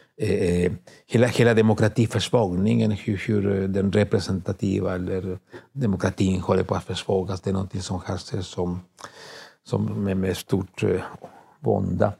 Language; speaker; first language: Swedish; non-native, fluent; Spanish